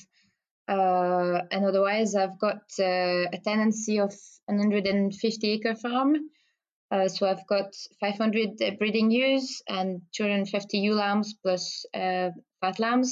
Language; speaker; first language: English; non-native, fluent; French